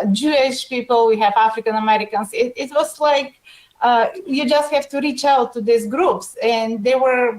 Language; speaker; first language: English; non-native, fluent; Bulgarian